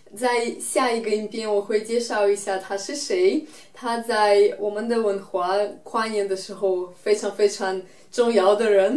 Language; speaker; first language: Chinese; non-native, fluent; Russian